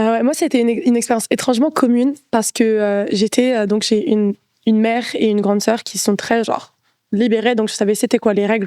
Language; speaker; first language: French; native; French